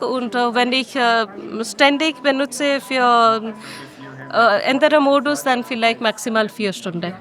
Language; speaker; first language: German; non-native, learner; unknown